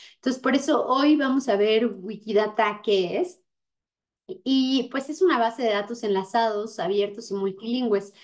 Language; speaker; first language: Spanish; native; Spanish